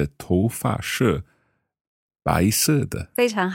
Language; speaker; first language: Chinese; non-native, learner; English